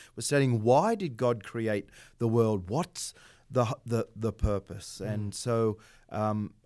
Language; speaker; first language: English; native; English